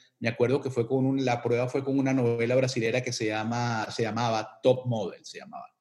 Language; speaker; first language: Spanish; native; Spanish